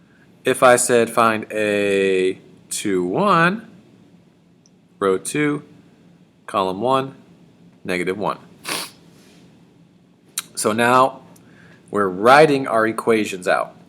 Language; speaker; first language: English; native; English